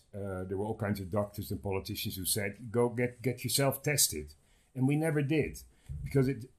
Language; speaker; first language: English; non-native, fluent; Dutch